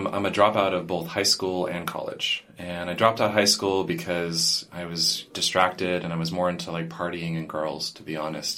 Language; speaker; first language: English; native; English